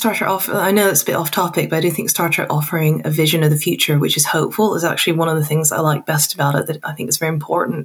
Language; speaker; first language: English; native; English